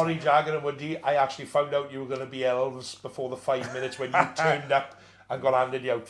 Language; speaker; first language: English; native; English